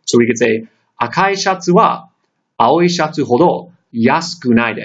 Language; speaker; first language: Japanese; non-native, fluent; English